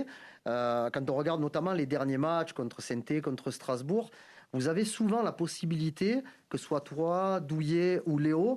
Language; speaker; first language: French; native; French